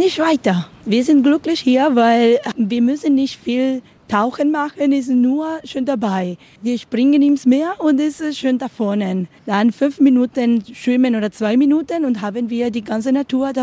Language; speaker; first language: German; non-native, learner; Spanish